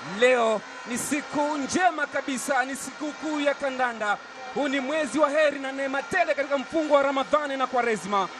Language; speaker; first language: Swahili; native; Swahili